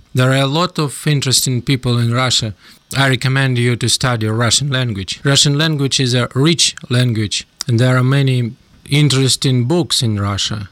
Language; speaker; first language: English; non-native, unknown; Russian